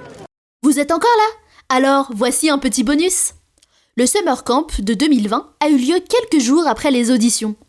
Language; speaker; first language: French; native; French